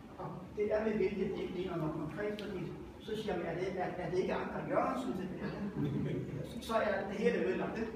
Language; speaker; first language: Danish; non-native, local second language; Faroese